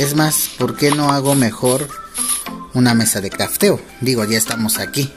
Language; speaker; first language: Spanish; native; Spanish